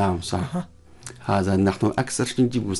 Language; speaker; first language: Arabic; non-native, learner; Chinese